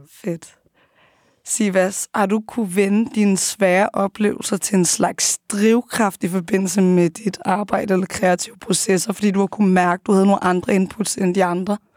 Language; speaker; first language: Danish; early bilingual, other home language; Arabic